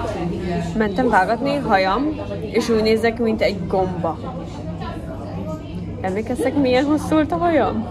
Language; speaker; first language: Hungarian; early bilingual, heritage; English